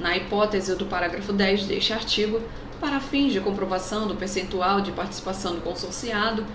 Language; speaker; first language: Portuguese; native; Portuguese